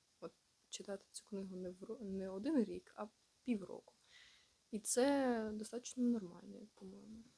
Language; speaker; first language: Ukrainian; non-native, local second language; Russian